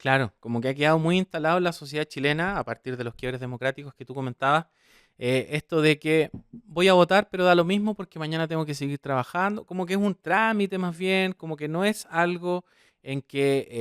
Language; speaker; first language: Spanish; native; Spanish